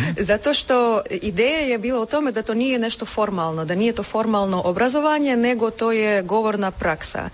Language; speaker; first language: Croatian; non-native, fluent; Russian